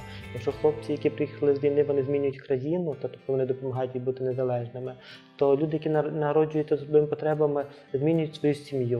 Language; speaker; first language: Ukrainian; native; Ukrainian